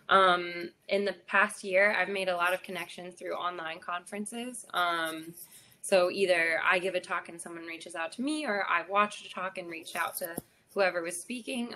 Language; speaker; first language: English; native; English